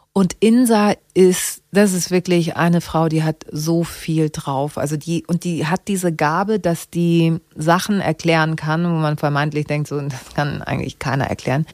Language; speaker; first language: German; native; German